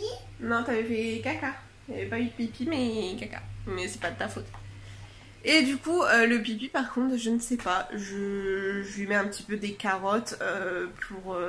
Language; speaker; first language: French; native; French